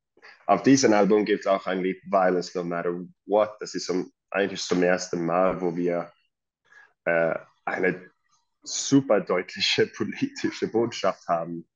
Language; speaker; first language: German; non-native, fluent; Swedish